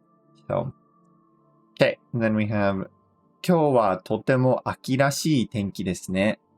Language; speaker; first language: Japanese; non-native, fluent; English